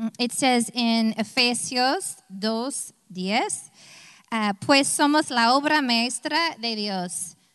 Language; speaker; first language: Spanish; non-native, fluent; English